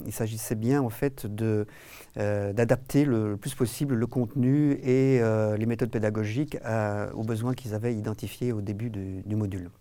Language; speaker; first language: French; native; French